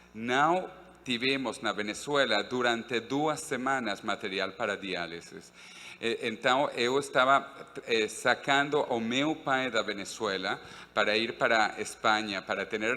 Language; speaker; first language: Portuguese; non-native, fluent; Spanish